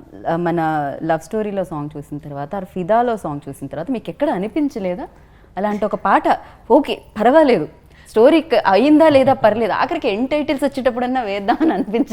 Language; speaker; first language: Telugu; native; Telugu